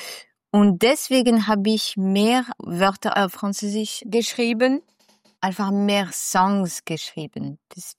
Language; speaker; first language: German; non-native, fluent; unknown